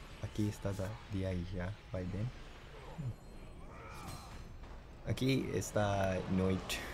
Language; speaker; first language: Portuguese; non-native, learner; English